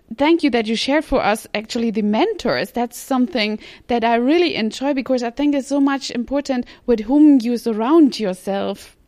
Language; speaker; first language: English; non-native, fluent; German